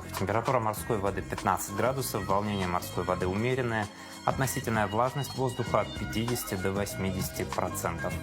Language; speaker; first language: Russian; native; Russian